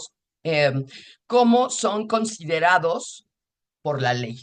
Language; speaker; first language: Spanish; native; Spanish